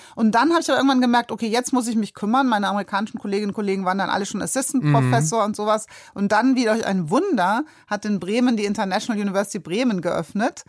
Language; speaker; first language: German; native; German